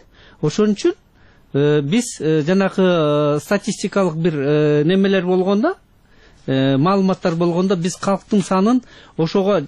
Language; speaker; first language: Kyrgyz; native; Kyrgyz